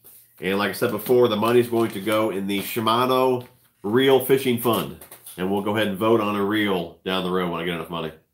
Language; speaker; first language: English; native; English